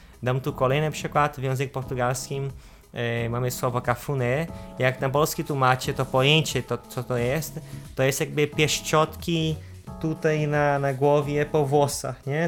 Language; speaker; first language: Polish; non-native, fluent; Portuguese